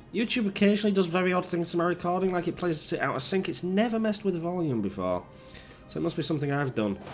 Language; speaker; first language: English; native; English